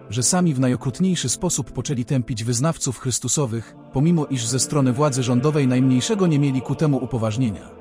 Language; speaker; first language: Polish; native; Polish